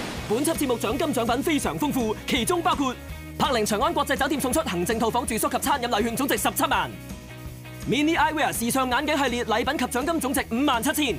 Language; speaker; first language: Chinese; non-native, local second language; Cantonese